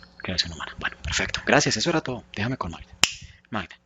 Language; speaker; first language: Spanish; native; Spanish